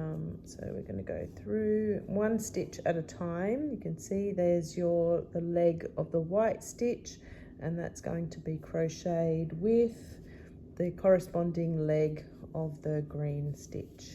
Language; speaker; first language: English; native; English